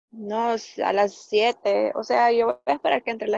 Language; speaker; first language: Spanish; native; Spanish